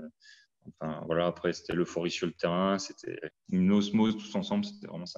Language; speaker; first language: French; native; French